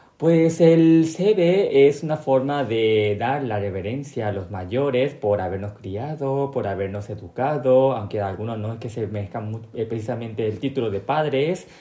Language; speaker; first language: Spanish; non-native, local second language; Korean